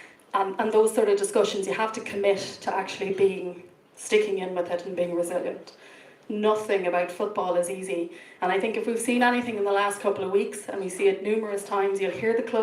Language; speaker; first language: English; native; English